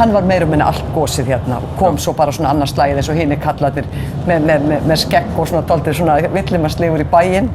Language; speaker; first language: Icelandic; native; Icelandic